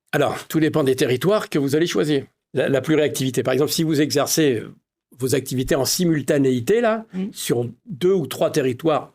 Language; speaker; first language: French; native; French